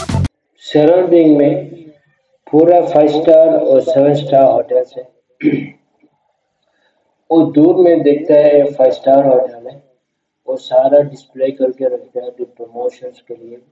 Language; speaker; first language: Hindi; non-native, learner; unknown